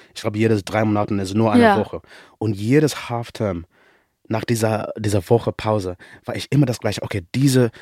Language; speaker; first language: German; non-native, fluent; English